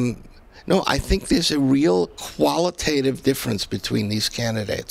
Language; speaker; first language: English; native; English